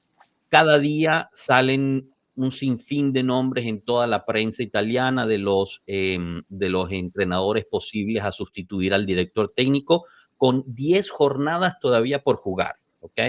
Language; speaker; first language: Spanish; native; Spanish